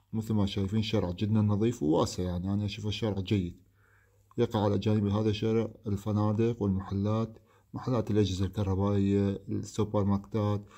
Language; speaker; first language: Arabic; native; Arabic